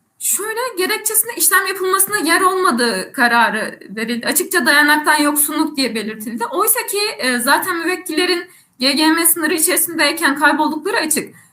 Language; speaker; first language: Turkish; native; Turkish